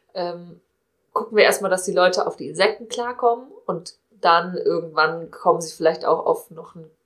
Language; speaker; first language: German; native; German